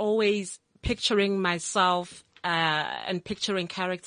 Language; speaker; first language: English; non-native, local second language; Tswana